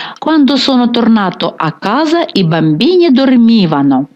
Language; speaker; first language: Italian; non-native, fluent; Ukrainian